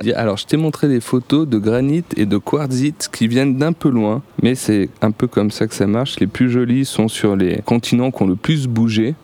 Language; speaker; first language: French; native; French